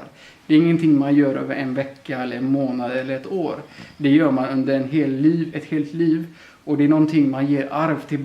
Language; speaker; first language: Swedish; early bilingual, other home language; Somali